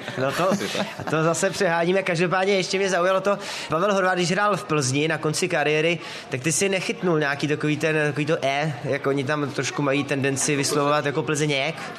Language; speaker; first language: Czech; native; Czech